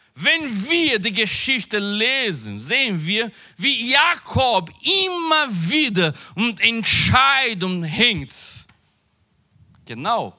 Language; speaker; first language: German; non-native, learner; Portuguese